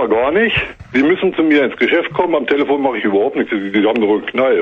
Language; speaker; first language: German; native; German